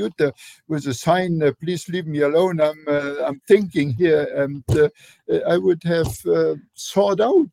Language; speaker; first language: English; non-native, fluent; Luxembourgish